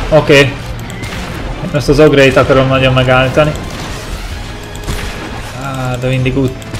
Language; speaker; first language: Hungarian; native; Hungarian